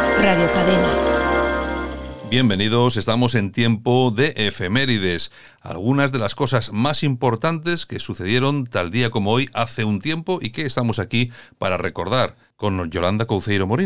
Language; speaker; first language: Spanish; native; Spanish